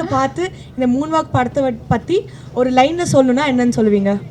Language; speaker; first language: Tamil; native; Tamil